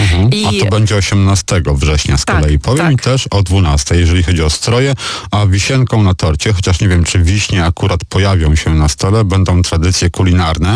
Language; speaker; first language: Polish; native; Polish